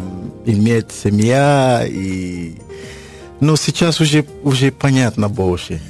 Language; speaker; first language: Russian; non-native, learner; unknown